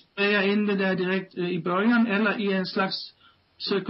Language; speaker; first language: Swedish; non-native, fluent; German